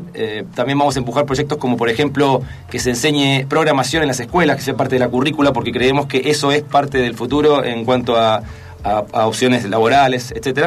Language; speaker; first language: Spanish; native; Spanish